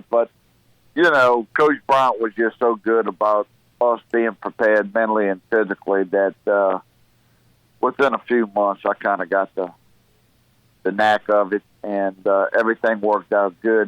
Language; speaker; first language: English; native; English